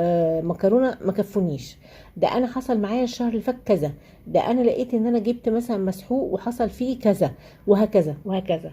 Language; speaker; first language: Arabic; native; Arabic